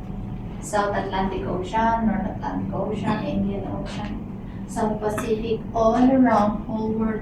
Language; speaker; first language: English; non-native, local second language; Filipino